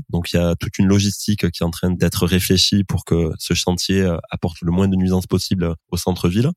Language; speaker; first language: French; native; French